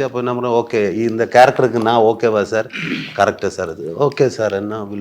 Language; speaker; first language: Tamil; non-native, learner; Malayalam